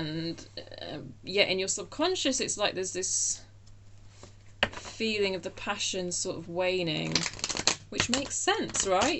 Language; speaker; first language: English; native; English